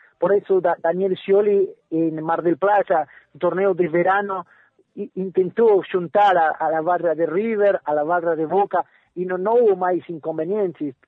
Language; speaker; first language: Portuguese; non-native, learner; Spanish